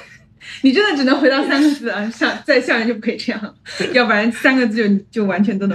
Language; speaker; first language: Chinese; native; Chinese